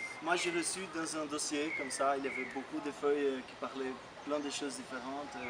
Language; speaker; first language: French; non-native, fluent; Portuguese